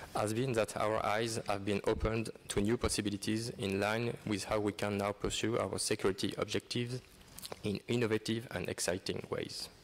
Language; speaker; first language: English; non-native, fluent; French